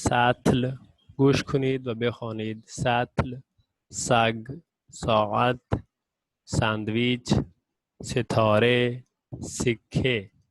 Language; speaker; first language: Persian; non-native, fluent; Urdu